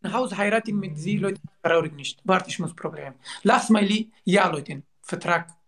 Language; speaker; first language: German; non-native, learner; Turkish